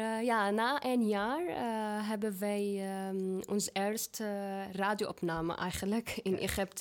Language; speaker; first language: Dutch; non-native, fluent; Arabic